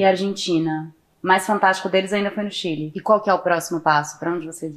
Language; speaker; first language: Portuguese; native; Portuguese